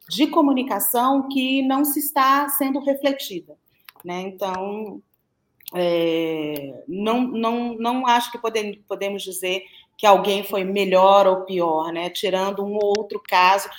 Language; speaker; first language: Portuguese; native; Portuguese